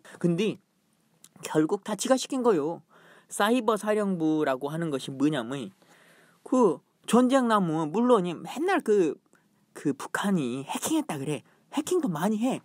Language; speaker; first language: Korean; native; Korean